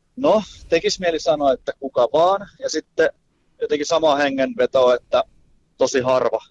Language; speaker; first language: Finnish; native; Finnish